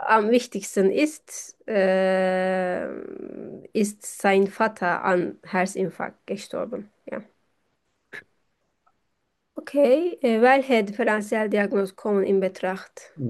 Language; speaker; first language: German; non-native, fluent; Turkish